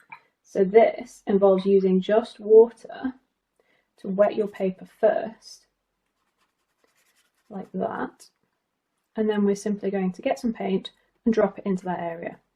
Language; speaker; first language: English; native; English